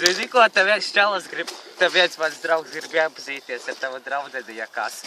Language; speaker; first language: Latvian; native; Latvian